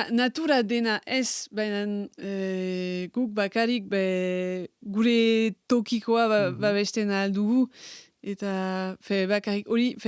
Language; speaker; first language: Basque; non-native, local second language; French